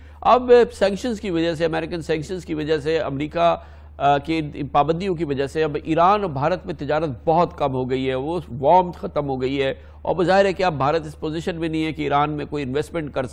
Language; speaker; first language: Urdu; native; Urdu